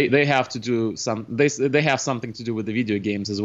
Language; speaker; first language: English; non-native, fluent; Russian